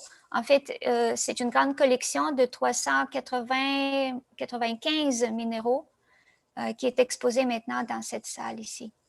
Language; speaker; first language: French; non-native, fluent; Russian